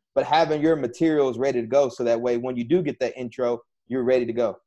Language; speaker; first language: English; native; English